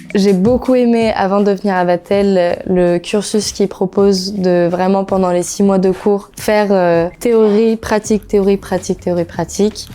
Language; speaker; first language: French; non-native, fluent; Portuguese